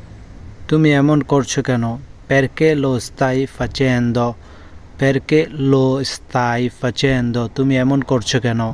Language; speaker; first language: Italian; non-native, learner; Bangla